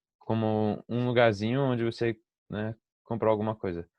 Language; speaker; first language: Portuguese; non-native, fluent; English